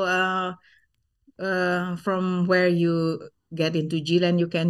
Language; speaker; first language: English; non-native, fluent; Sundanese